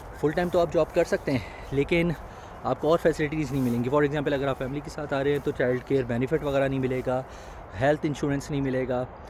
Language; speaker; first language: Urdu; native; Urdu